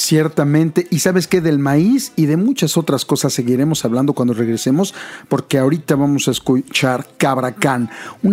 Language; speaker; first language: Spanish; native; Spanish